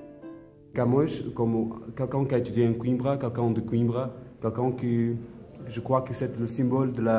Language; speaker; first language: French; non-native, learner; Portuguese